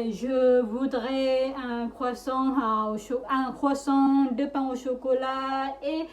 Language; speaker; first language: French; non-native, learner; Thai